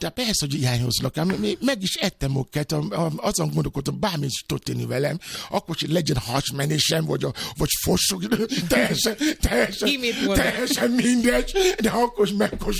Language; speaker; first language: Hungarian; non-native, fluent; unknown